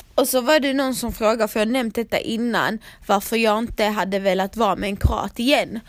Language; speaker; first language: Swedish; early bilingual, other home language; Croatian